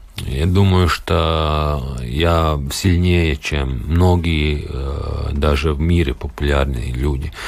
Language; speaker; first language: Russian; non-native, local second language; Latvian